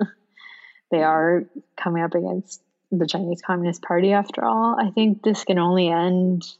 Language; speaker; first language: English; non-native, local second language; Cantonese